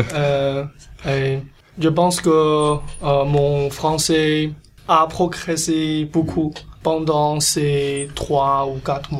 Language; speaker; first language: French; non-native, learner; Chinese